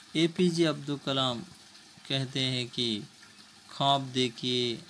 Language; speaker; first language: Hindi; non-native, local second language; Kannada